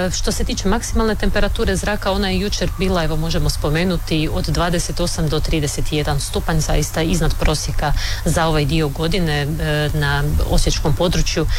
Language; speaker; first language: Croatian; native; Croatian